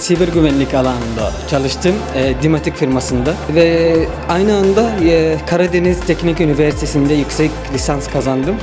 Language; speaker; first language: Turkish; non-native, fluent; Rohingya